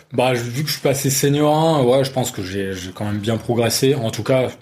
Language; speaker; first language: French; native; French